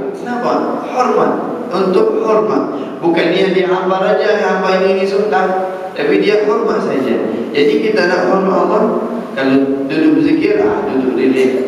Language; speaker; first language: Malay; non-native, fluent; Arabic